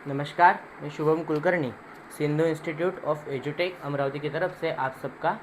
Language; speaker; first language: Hindi; non-native, local second language; Marathi